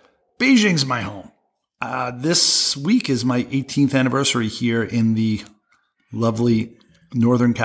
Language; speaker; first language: English; native; English